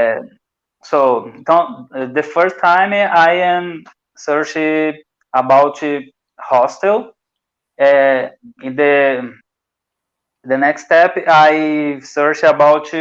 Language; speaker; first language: English; non-native, learner; Portuguese